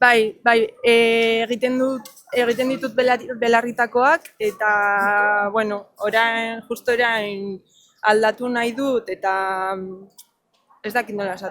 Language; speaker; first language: Basque; non-native, learner; Spanish